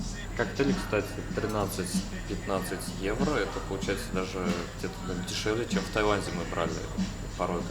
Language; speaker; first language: Russian; native; Russian